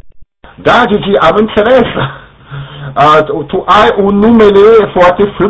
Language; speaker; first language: Romanian; non-native, learner; French